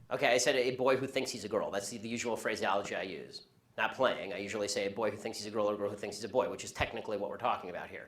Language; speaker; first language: English; native; English